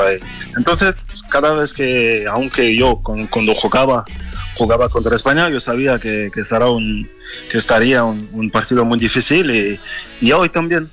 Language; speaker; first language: Spanish; non-native, fluent; French